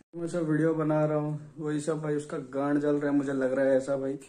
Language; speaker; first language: Hindi; non-native, local second language; Odia